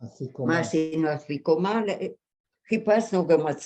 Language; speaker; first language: Hebrew; non-native, fluent; Hungarian